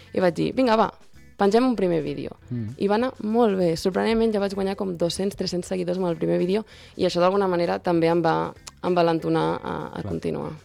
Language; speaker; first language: Catalan; native; Catalan